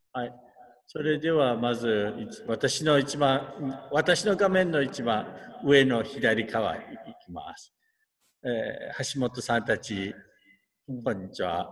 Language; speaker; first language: Japanese; native; Japanese